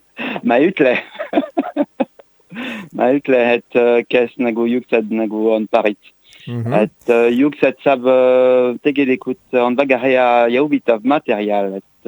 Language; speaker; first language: Estonian; non-native, learner; French